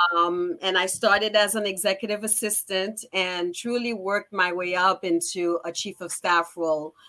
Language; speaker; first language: English; early bilingual, other home language; Haitian Creole